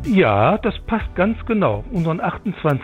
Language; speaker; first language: German; native; German